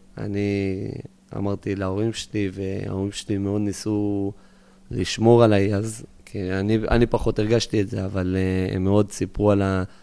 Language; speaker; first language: Hebrew; early bilingual, other home language; English